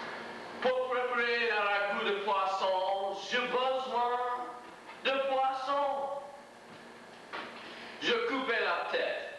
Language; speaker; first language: French; non-native, learner; English